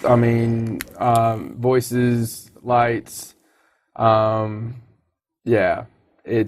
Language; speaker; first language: English; native; English